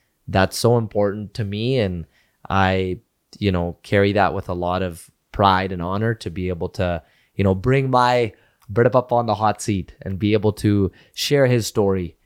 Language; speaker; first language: English; early bilingual, other home language; Punjabi